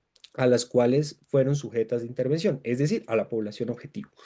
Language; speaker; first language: Spanish; native; Spanish